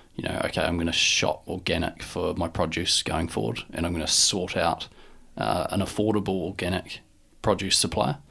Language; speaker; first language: English; native; English